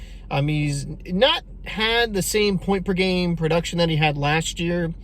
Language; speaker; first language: English; native; English